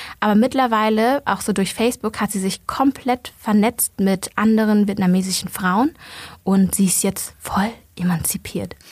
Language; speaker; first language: German; early bilingual, other home language; Vietnamese